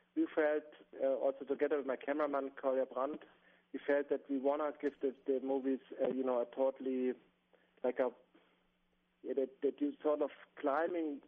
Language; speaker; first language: English; non-native, fluent; German